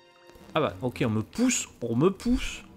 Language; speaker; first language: French; native; French